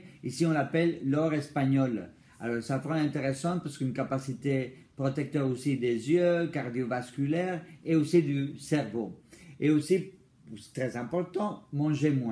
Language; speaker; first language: French; non-native, fluent; Spanish